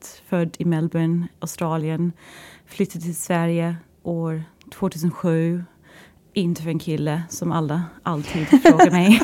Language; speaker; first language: Swedish; non-native, fluent; English